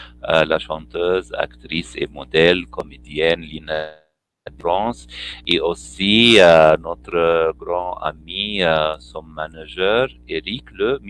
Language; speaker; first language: French; non-native, fluent; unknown